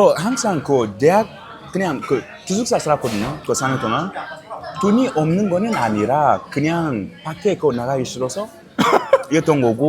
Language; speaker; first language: Korean; non-native, fluent; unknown